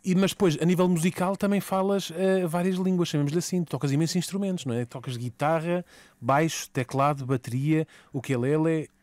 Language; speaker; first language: Portuguese; native; Portuguese